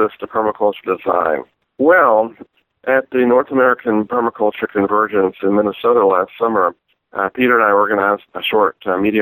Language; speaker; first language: English; native; English